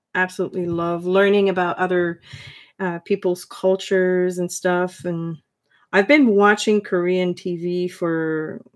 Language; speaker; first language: English; non-native, fluent; French